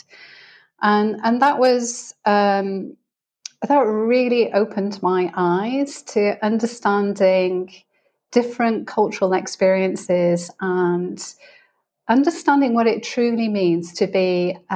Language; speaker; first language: English; native; English